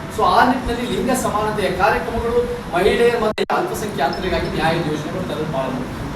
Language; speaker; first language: Kannada; early bilingual, heritage; Kannada